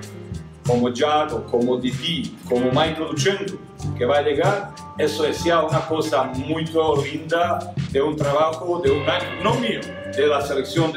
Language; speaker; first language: Portuguese; non-native, learner; Croatian